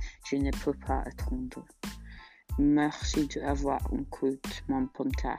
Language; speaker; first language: French; non-native, learner; English